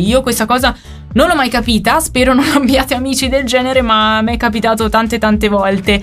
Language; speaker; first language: Italian; native; Italian